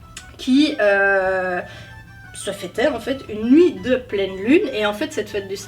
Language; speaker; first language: French; native; French